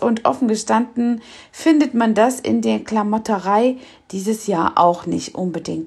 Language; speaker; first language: German; native; German